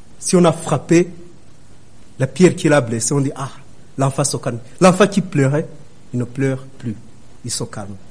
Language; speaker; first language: French; non-native, local second language; Rundi